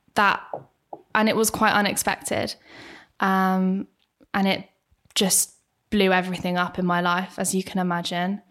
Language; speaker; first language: English; native; English